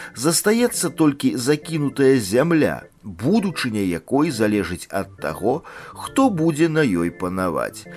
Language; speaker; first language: Belarusian; native; Belarusian